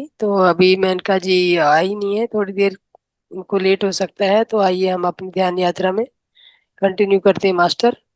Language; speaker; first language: Hindi; native; Hindi